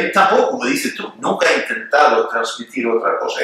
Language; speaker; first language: Spanish; non-native, fluent; Swedish